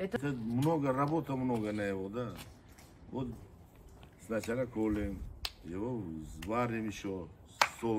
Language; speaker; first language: Russian; non-native, learner; Uzbek